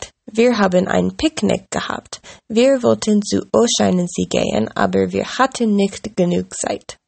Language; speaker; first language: German; non-native, learner; English